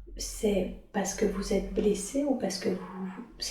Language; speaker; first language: French; native; French